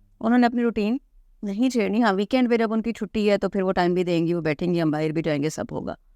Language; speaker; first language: Urdu; non-native, local second language; Punjabi